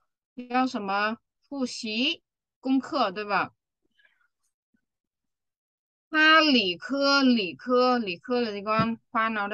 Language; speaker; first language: Chinese; non-native, fluent; Vietnamese